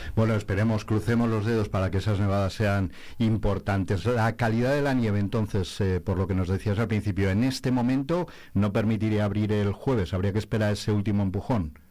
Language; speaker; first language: Spanish; native; Spanish